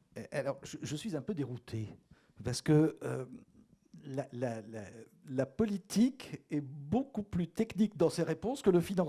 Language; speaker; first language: French; native; French